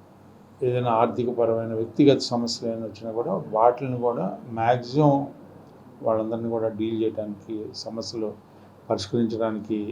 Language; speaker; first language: Telugu; native; Telugu